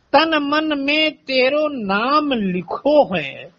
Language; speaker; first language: Hindi; native; Hindi